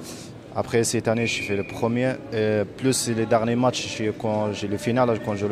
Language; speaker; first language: French; non-native, learner; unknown